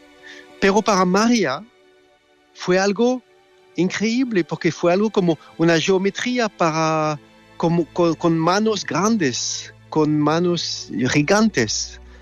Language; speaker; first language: Spanish; non-native, fluent; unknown